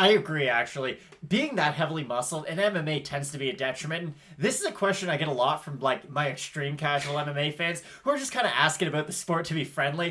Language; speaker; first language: English; native; English